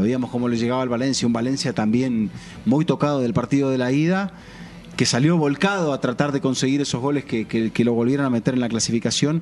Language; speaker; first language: Spanish; native; Spanish